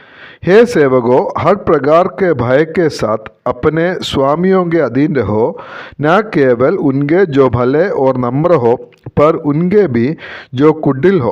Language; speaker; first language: Hindi; non-native, local second language; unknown